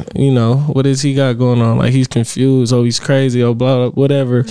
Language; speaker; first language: English; native; English